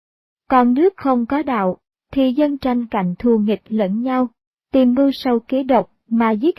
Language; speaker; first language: Vietnamese; native; Vietnamese